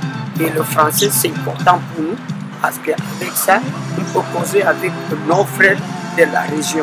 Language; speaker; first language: French; non-native, local second language; Spanish